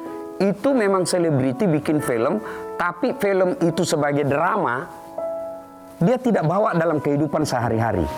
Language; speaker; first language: Indonesian; native; Indonesian